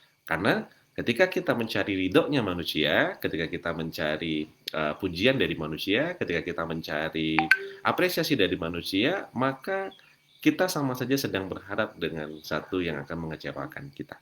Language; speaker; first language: Indonesian; native; Indonesian